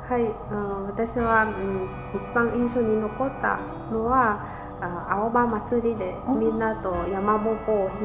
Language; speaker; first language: Japanese; non-native, fluent; Vietnamese